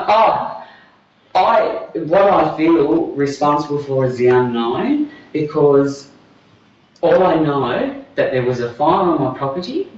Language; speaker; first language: English; native; English